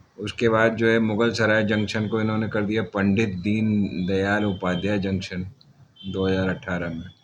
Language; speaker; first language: Hindi; native; Hindi